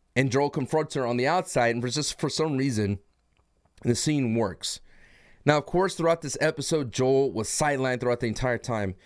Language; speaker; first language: English; native; English